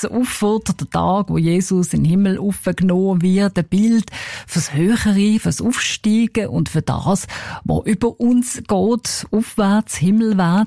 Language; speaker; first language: German; native; German